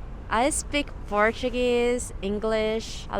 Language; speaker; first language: English; non-native, fluent; Portuguese